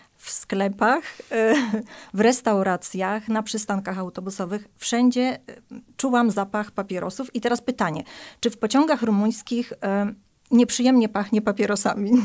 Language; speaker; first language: Polish; native; Polish